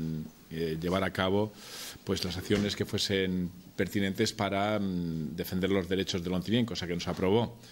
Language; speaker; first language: Spanish; native; Spanish